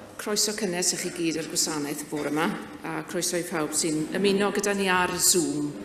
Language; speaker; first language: Welsh; native; Welsh